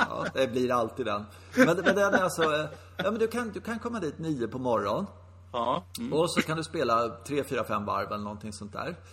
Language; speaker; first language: Swedish; native; Swedish